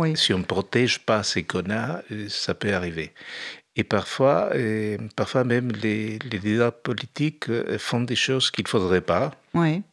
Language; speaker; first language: French; non-native, fluent; Spanish